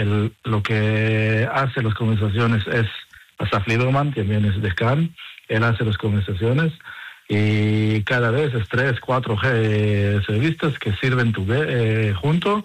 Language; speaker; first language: Spanish; non-native, fluent; Hebrew